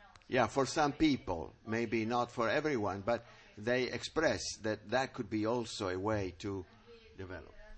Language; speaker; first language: English; non-native, learner; Italian